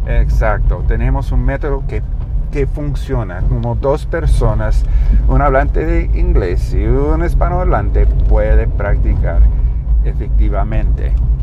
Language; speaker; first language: Spanish; non-native, learner; English